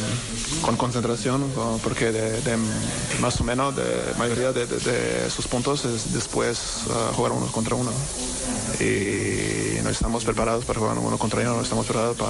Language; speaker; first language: Spanish; non-native, learner; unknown